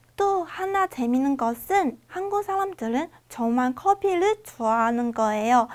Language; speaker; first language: Korean; non-native, fluent; Chinese